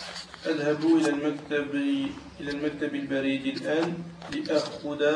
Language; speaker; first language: Arabic; non-native, learner; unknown